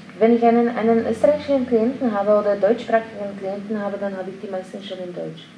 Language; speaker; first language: German; non-native, fluent; Slovak